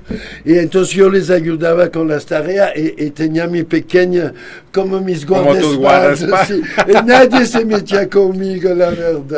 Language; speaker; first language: Spanish; non-native, fluent; French